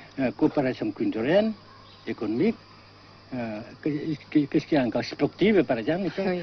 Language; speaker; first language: French; non-native, fluent; Vietnamese